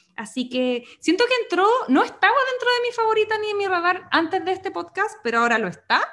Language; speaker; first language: Spanish; native; Spanish